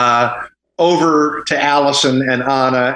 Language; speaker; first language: English; native; English